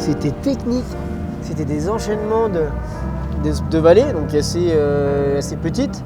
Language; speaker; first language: French; native; French